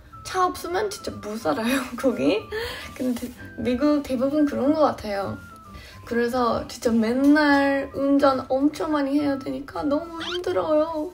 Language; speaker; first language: Korean; non-native, fluent; English